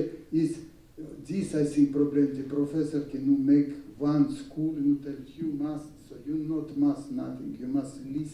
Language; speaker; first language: English; non-native, learner; Russian